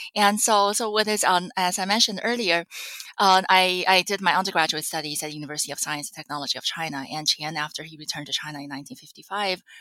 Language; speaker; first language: English; non-native, fluent; Chinese